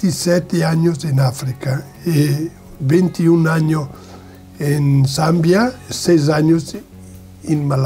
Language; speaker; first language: Spanish; non-native, learner; Portuguese